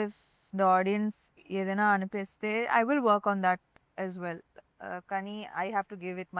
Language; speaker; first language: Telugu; non-native, local second language; Tamil